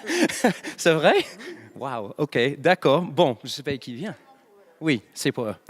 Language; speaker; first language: French; non-native, learner; English